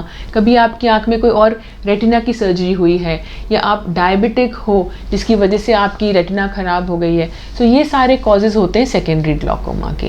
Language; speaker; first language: Hindi; native; Hindi